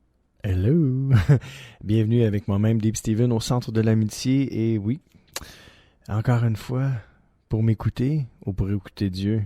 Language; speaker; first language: French; native; French